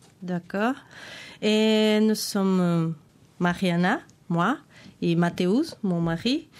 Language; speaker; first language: French; non-native, learner; Portuguese